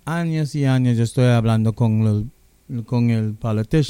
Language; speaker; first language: Spanish; non-native, local second language; English